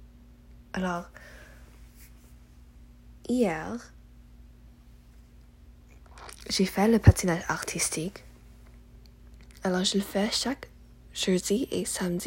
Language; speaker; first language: French; non-native, learner; English